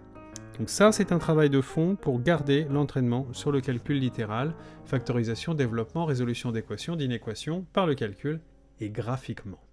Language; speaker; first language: French; native; French